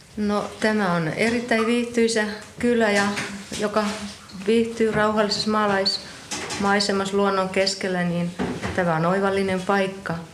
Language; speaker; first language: Finnish; native; Finnish